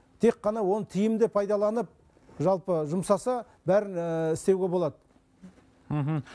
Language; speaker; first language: Kazakh; native; Kazakh